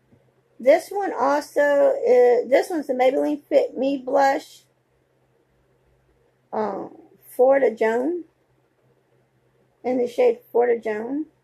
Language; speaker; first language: English; native; English